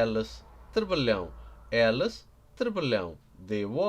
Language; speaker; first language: Portuguese; non-native, learner; Nepali